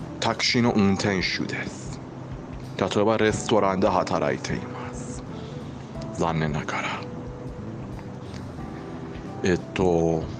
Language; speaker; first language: Japanese; non-native, learner; Persian